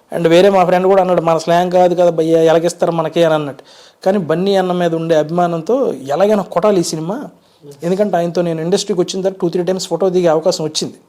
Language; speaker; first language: Telugu; native; Telugu